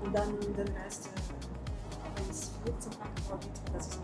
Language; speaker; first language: German; non-native, learner; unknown